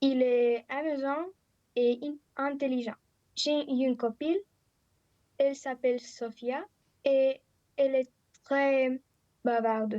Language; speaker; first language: French; non-native, learner; Romanian